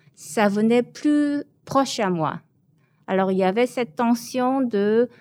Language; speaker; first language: French; early bilingual, other home language; Korean